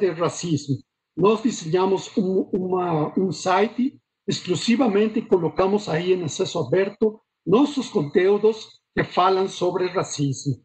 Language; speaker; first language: Portuguese; non-native, learner; Spanish